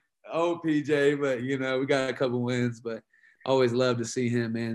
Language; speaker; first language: English; native; English